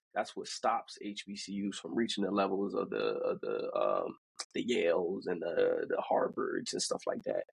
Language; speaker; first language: English; early bilingual, other home language; Haitian Creole